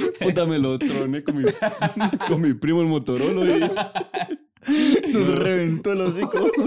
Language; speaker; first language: Spanish; native; Spanish